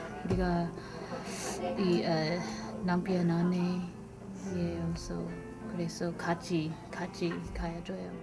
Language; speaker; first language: Korean; non-native, learner; English